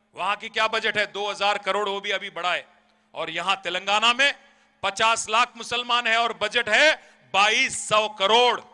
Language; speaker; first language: Hindi; non-native, local second language; Telugu